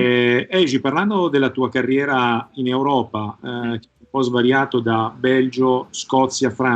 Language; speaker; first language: Italian; native; Italian